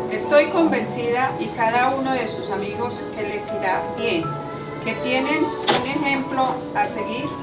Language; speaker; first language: Spanish; native; Spanish